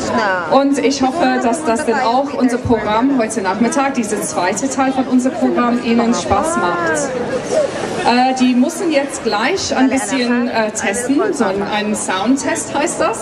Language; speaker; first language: German; non-native, fluent; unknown